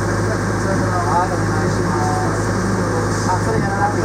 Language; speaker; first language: Japanese; native; Japanese